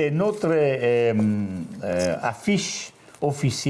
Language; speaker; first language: French; non-native, fluent; Italian